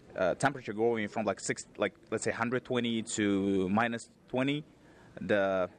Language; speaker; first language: English; non-native, fluent; Uzbek